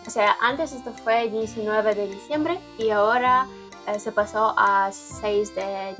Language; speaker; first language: Spanish; non-native, learner; Ukrainian